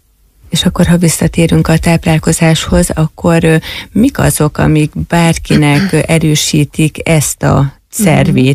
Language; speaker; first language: Hungarian; native; Hungarian